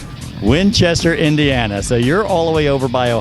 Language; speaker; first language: English; native; English